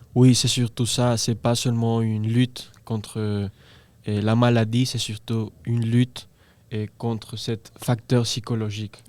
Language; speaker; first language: French; non-native, learner; Spanish